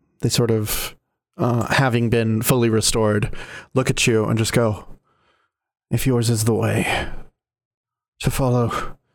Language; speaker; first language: English; native; English